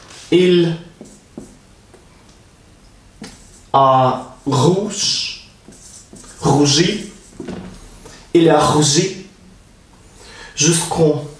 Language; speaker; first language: French; non-native, learner; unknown